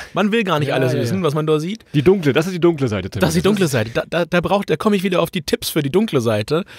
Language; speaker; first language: German; native; German